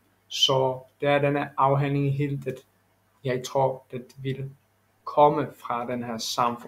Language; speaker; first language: Danish; non-native, learner; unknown